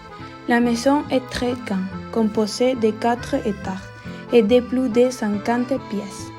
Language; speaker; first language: French; non-native, learner; Spanish